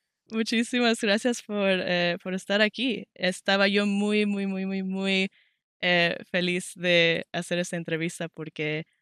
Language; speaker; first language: Spanish; native; Spanish